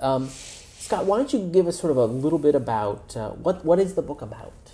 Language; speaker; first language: English; native; English